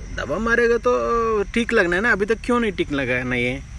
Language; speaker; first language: Hindi; non-native, local second language; Telugu